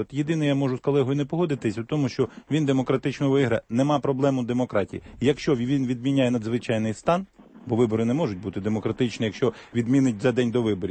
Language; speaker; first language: Ukrainian; native; Ukrainian